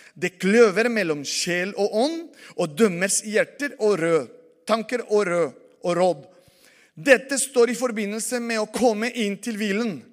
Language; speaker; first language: Norwegian; non-native, fluent; Spanish